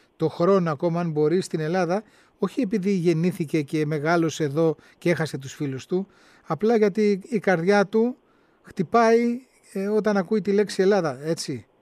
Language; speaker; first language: Greek; native; Greek